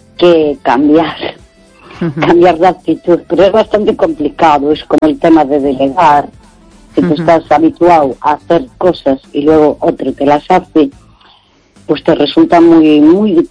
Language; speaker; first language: Spanish; native; Spanish